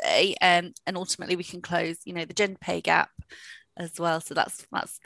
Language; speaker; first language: English; native; English